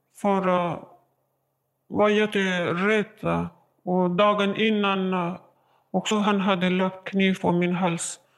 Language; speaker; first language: Swedish; non-native, learner; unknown